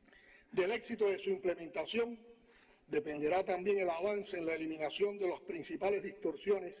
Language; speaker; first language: Spanish; native; Spanish